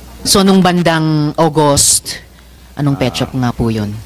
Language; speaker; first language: Filipino; native; Filipino